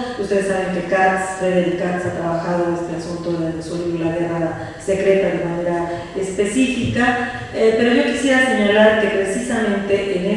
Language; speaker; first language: Spanish; native; Spanish